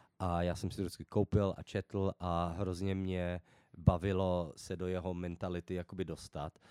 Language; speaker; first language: Czech; early bilingual, heritage; Czech